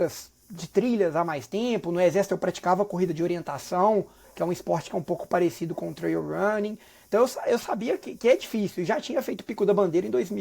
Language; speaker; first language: Portuguese; native; Portuguese